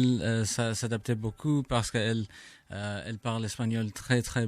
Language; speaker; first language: French; non-native, learner; English